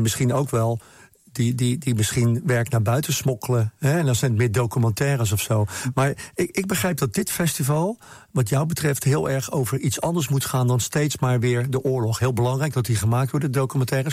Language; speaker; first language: Dutch; native; Dutch